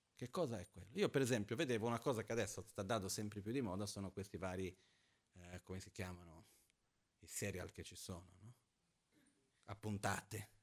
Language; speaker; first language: Italian; non-native, fluent; Portuguese